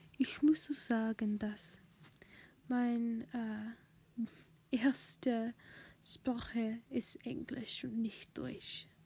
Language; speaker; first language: German; non-native, learner; English